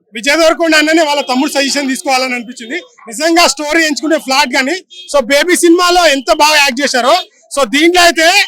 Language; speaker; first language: Telugu; native; Telugu